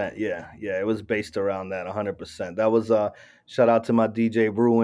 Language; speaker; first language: English; native; English